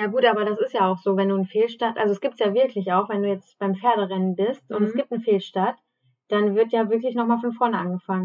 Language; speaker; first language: German; native; German